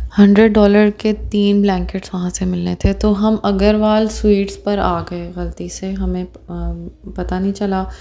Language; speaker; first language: Urdu; non-native, local second language; Punjabi